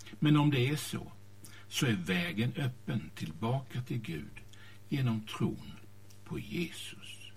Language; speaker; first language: Swedish; native; Swedish